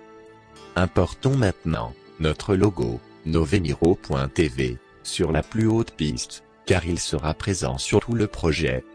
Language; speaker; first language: French; native; French